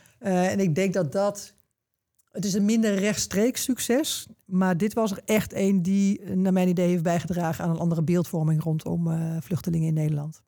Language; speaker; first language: Dutch; native; Dutch